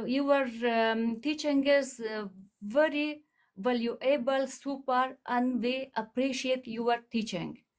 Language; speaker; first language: English; non-native, learner; Persian